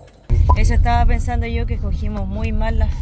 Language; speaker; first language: Spanish; native; Spanish